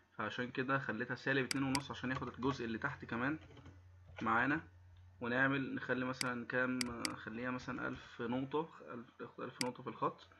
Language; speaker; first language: Arabic; native; Arabic